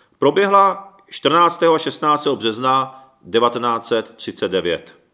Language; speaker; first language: Czech; early bilingual, other home language; Japanese